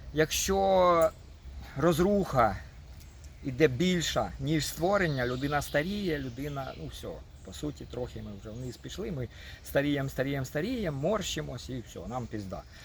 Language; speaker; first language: Ukrainian; non-native, local second language; Russian